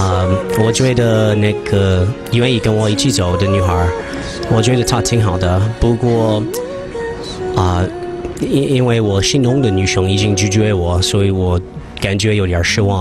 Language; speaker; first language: Chinese; non-native, fluent; English